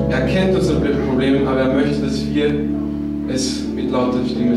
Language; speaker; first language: German; non-native, fluent; Romanian